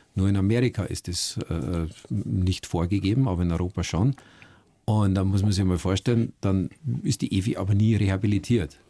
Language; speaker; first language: German; native; German